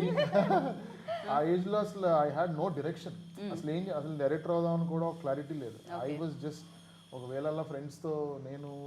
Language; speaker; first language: Telugu; native; Telugu